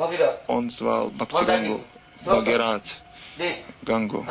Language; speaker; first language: Russian; non-native, learner; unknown